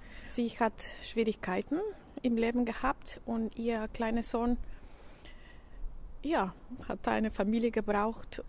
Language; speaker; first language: German; non-native, fluent; Spanish